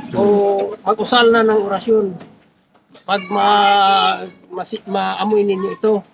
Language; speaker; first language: Filipino; non-native, local second language; Cebuano